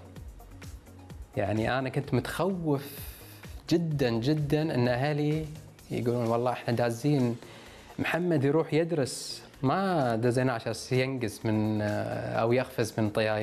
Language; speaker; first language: Arabic; native; Arabic